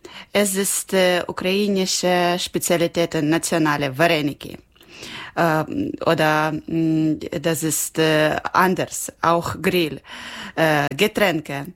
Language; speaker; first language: German; non-native, learner; Ukrainian